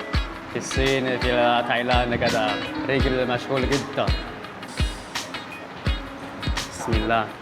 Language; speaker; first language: Arabic; non-native, fluent; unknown